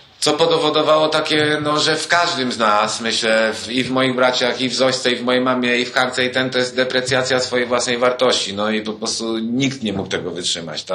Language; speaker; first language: Polish; early bilingual, heritage; Polish